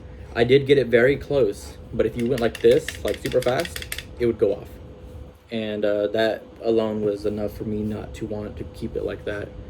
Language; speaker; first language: English; native; English